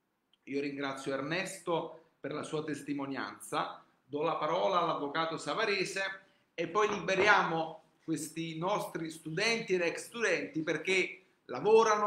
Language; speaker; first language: Italian; native; Italian